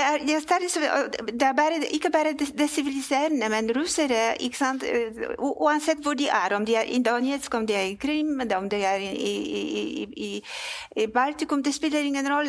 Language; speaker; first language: Norwegian; non-native, fluent; Polish